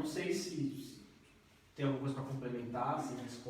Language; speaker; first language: Portuguese; native; Portuguese